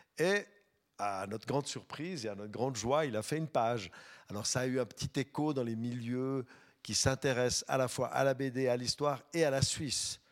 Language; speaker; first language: French; native; French